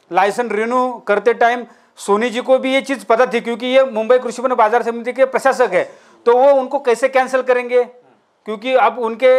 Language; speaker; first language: Hindi; non-native, local second language; Marathi